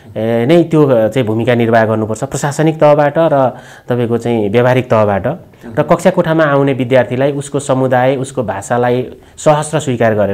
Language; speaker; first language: Nepali; native; Nepali